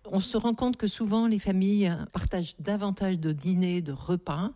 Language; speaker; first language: French; native; French